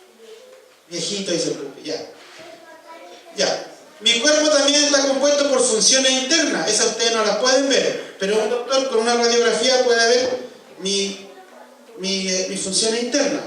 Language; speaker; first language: Spanish; native; Spanish